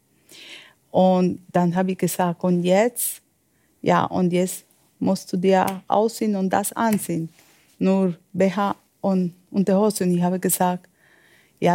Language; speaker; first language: German; non-native, learner; Spanish